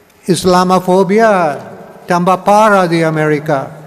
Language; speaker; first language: Indonesian; non-native, learner; English